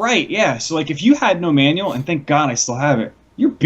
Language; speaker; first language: English; native; English